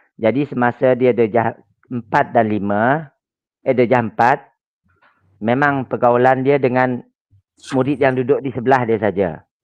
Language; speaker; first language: Malay; native; Malay